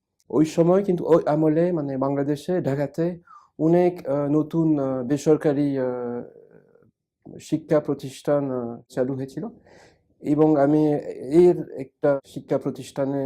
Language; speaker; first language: Bangla; non-native, fluent; French